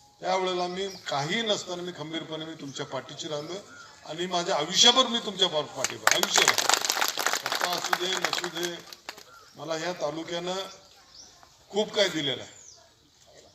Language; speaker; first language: Marathi; native; Marathi